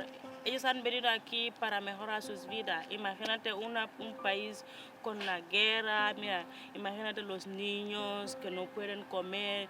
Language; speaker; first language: Spanish; non-native, fluent; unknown